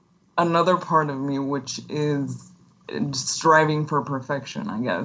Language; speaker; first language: English; non-native, fluent; Spanish